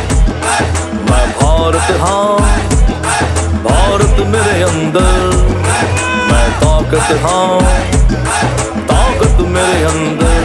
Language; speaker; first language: Hindi; non-native, local second language; Telugu